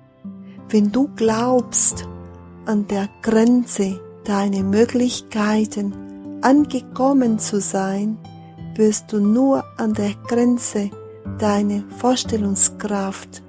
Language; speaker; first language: German; non-native, fluent; Portuguese